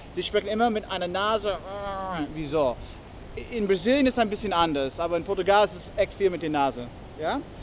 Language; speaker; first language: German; non-native, learner; English